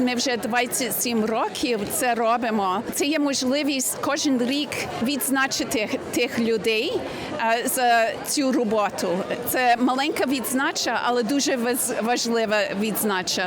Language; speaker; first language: Ukrainian; early bilingual, heritage; Ukrainian